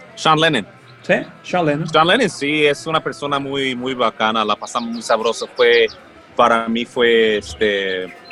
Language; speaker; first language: Spanish; early bilingual, heritage; Spanish